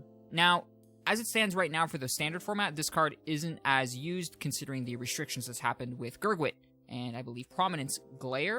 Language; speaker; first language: English; native; English